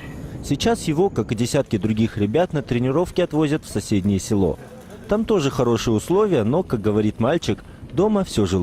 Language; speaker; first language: Russian; native; Russian